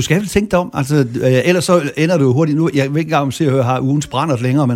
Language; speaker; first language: Danish; native; Danish